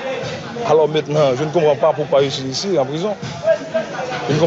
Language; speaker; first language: French; non-native, local second language; Haitian Creole